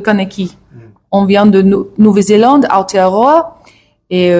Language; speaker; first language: French; non-native, learner; English